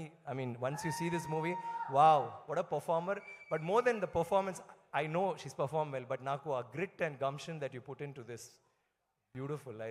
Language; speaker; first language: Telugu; non-native, learner; Tamil